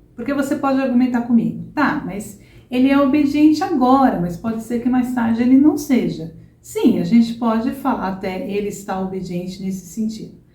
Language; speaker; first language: Portuguese; native; Portuguese